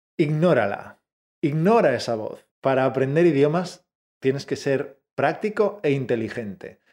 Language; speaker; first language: Spanish; native; Spanish